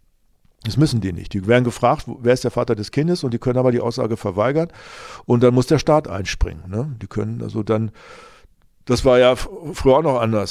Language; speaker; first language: German; native; German